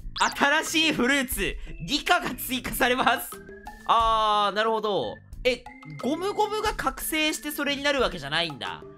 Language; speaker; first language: Japanese; native; Japanese